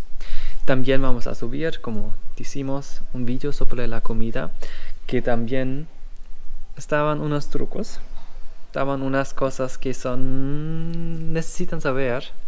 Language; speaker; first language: Spanish; non-native, learner; German